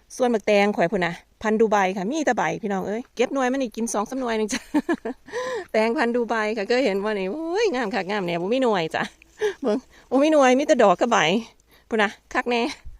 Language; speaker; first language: Thai; native; Thai